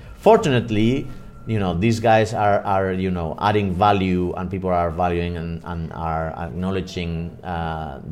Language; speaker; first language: English; non-native, fluent; Spanish